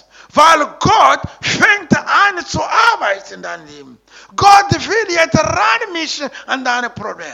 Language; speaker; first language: German; non-native, learner; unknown